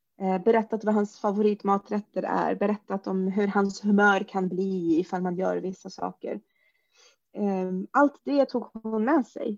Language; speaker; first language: Swedish; early bilingual, other home language; Arabic